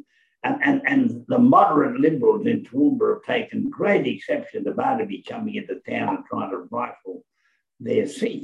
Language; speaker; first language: English; native; English